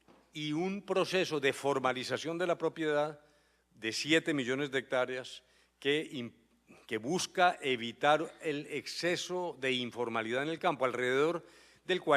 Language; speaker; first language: Spanish; native; Spanish